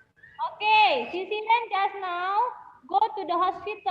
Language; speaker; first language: English; non-native, learner; Indonesian